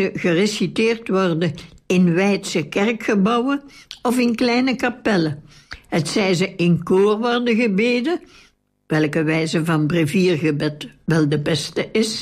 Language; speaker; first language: Dutch; native; Dutch